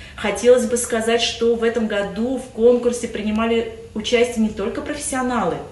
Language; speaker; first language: Russian; native; Russian